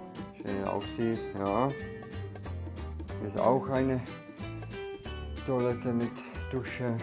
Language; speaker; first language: German; non-native, learner; Czech